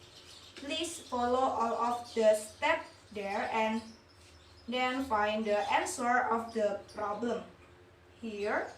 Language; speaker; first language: English; non-native, learner; Indonesian